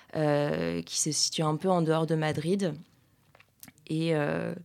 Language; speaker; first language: French; native; French